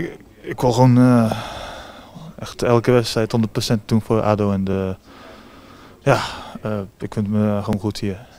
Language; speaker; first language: Dutch; early bilingual, heritage; Japanese